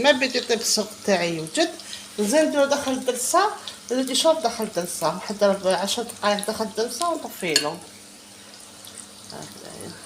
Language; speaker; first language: Arabic; native; Arabic